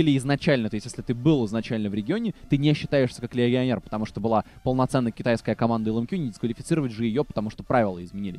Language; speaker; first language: Russian; native; Russian